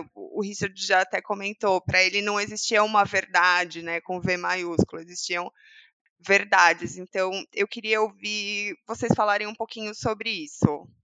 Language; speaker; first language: Portuguese; native; Portuguese